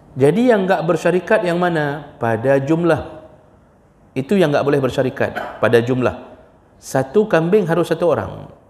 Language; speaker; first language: Malay; non-native, local second language; Achinese